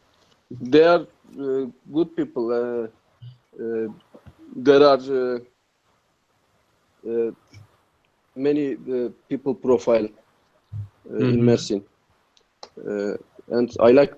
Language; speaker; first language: English; non-native, learner; Turkish